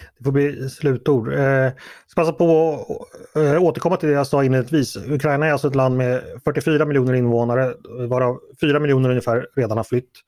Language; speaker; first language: Swedish; native; Swedish